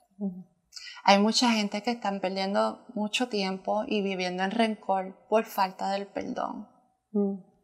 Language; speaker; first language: Spanish; native; Spanish